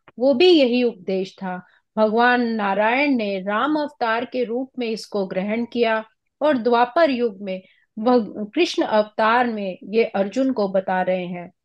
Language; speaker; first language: Hindi; non-native, local second language; Punjabi